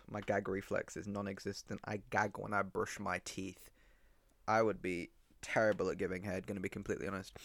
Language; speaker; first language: English; native; English